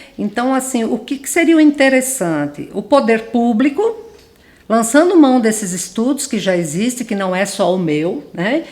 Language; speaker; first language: Portuguese; native; Portuguese